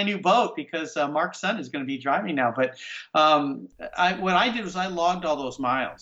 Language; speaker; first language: English; native; English